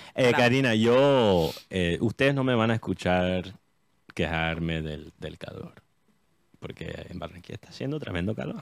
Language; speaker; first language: Spanish; early bilingual, heritage; Spanish